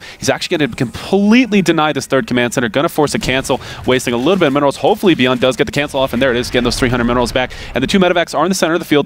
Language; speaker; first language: English; native; English